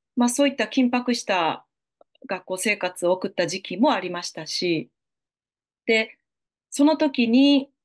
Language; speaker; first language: Japanese; native; Japanese